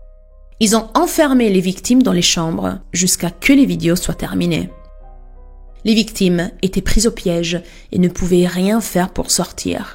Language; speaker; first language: French; native; French